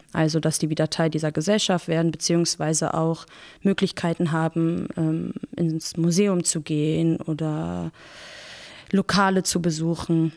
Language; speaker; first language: German; early bilingual, other home language; Persian